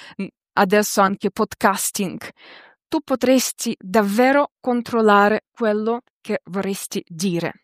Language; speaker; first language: Italian; non-native, fluent; Ukrainian